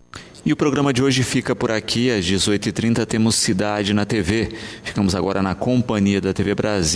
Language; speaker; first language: Portuguese; native; Portuguese